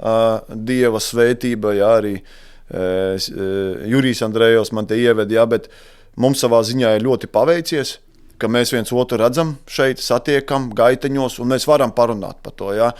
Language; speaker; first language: Latvian; native; Latvian